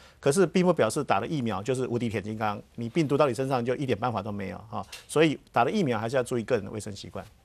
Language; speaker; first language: Chinese; native; Chinese